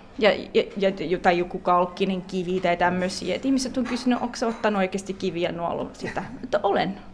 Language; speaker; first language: Finnish; non-native, fluent; English